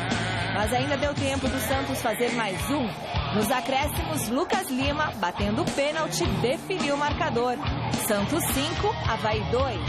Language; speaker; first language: Portuguese; native; Portuguese